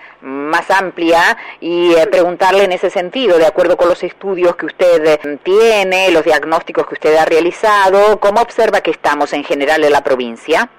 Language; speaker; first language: Spanish; native; Spanish